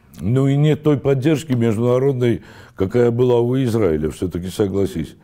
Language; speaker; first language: Russian; non-native, local second language; Armenian